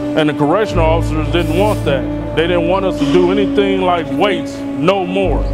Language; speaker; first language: English; native; English